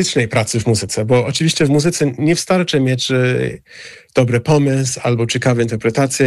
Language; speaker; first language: Polish; non-native, fluent; English